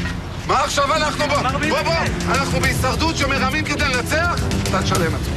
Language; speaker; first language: Hebrew; native; Hebrew